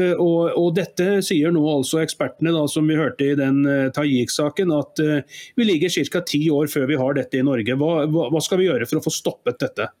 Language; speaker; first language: Norwegian; native; Norwegian